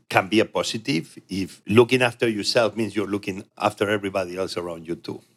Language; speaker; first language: English; non-native, fluent; Spanish